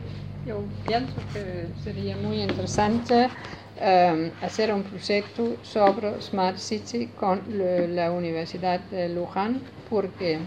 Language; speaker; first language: Spanish; non-native, learner; Danish